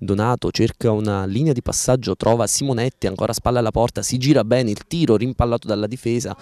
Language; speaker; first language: Italian; native; Italian